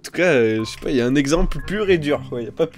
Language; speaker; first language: French; native; French